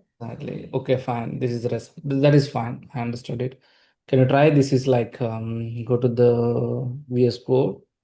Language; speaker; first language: English; non-native, local second language; Telugu